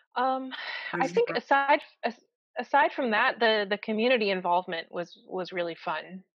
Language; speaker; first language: English; native; English